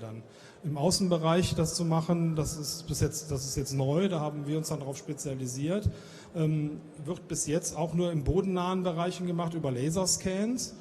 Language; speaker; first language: German; native; German